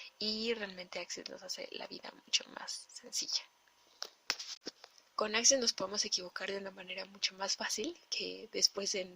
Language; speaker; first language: Spanish; native; Spanish